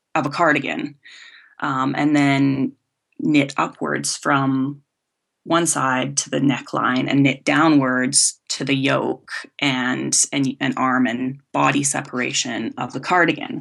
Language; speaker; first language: English; native; English